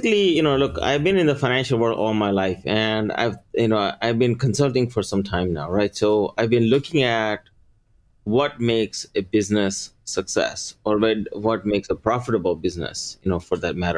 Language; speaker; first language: English; early bilingual, other home language; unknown